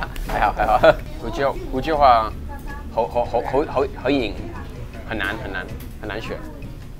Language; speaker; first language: Chinese; non-native, fluent; English